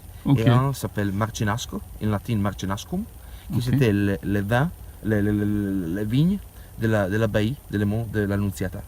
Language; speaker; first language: French; non-native, learner; Italian